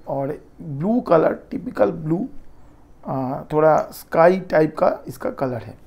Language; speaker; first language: Hindi; non-native, local second language; Bangla